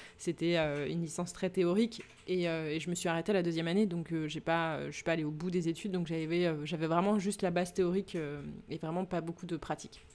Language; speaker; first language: French; native; French